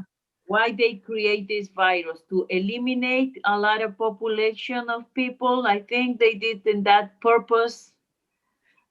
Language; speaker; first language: English; non-native, learner; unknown